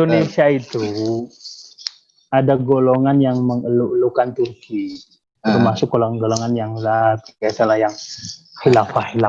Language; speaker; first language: Indonesian; native; Indonesian